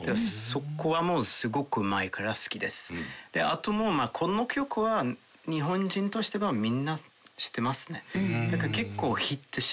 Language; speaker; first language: Japanese; non-native, learner; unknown